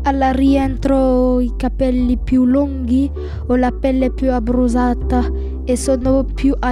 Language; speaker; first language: Italian; non-native, learner; French